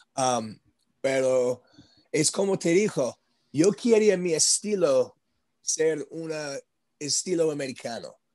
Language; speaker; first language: Spanish; non-native, learner; English